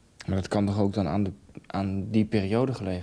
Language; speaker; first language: Dutch; native; Dutch